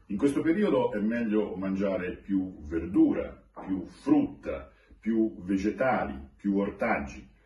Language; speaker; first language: Italian; native; Italian